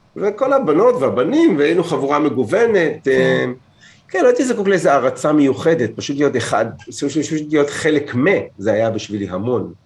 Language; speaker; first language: Hebrew; native; Hebrew